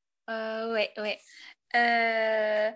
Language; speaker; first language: French; non-native, learner; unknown